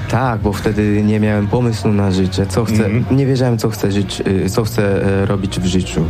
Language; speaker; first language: Polish; non-native, fluent; Japanese